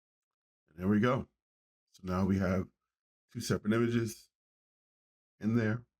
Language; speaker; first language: English; native; English